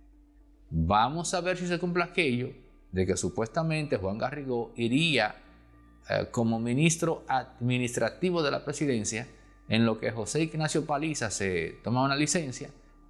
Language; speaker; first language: Spanish; native; Spanish